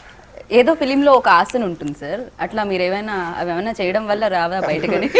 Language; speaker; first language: Telugu; native; Telugu